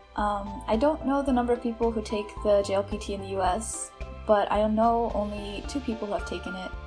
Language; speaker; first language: English; native; English